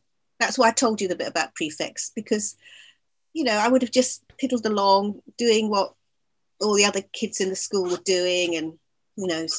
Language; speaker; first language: English; native; English